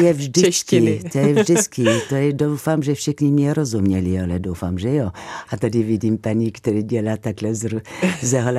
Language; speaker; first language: Czech; non-native, fluent; French